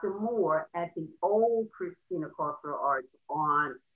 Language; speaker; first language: English; native; English